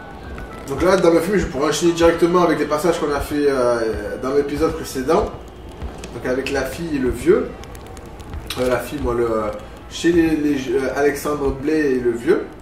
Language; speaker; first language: French; native; French